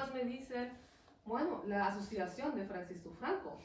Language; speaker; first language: Spanish; non-native, fluent; German